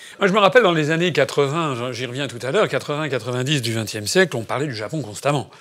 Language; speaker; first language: French; native; French